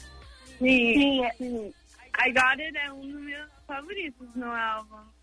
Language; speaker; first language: Portuguese; early bilingual, heritage; English